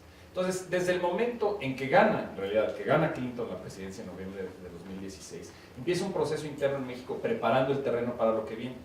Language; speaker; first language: Spanish; native; Spanish